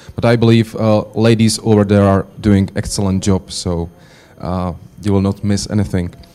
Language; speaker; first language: English; non-native, fluent; Czech